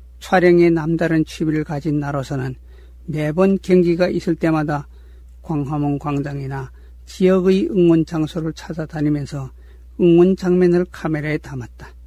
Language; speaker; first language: Korean; native; Korean